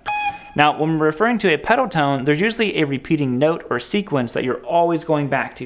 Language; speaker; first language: English; native; English